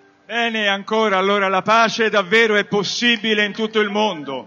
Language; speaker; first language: Italian; native; Italian